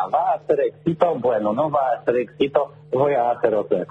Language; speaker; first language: Spanish; non-native, learner; Polish